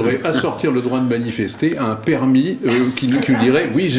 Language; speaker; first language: French; native; French